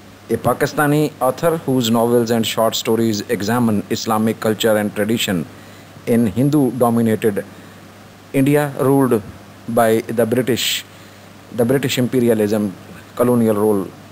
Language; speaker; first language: English; non-native, local second language; Urdu